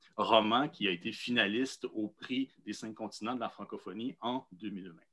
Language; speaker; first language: French; native; French